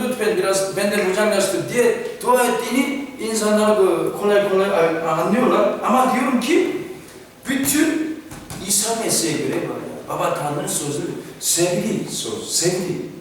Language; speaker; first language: Turkish; non-native, fluent; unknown